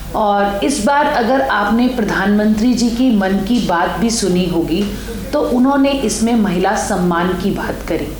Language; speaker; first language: Hindi; native; Hindi